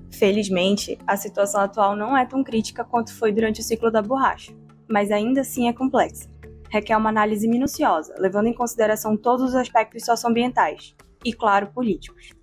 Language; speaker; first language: Portuguese; native; Portuguese